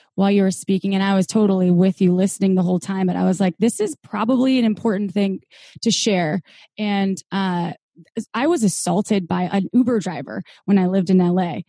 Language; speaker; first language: English; native; English